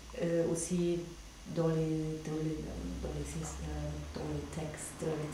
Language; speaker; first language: French; non-native, fluent; German